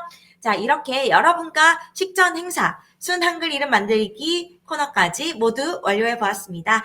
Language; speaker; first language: Korean; native; Korean